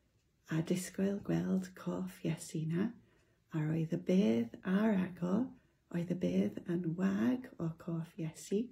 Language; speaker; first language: Welsh; non-native, local second language; English